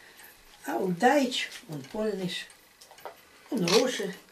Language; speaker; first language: German; early bilingual, heritage; German